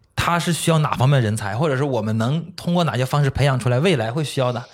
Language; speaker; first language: Chinese; native; Chinese